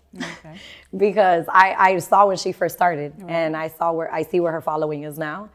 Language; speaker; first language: English; native; English